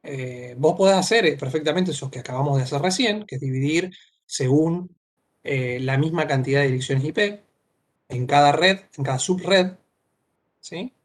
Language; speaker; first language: Spanish; native; Spanish